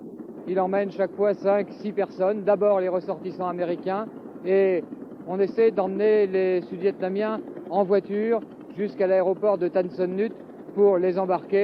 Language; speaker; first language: French; native; French